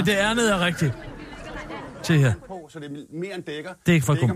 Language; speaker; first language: Danish; native; Danish